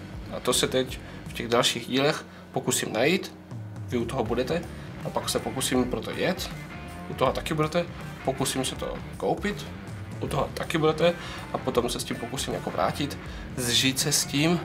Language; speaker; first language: Czech; native; Czech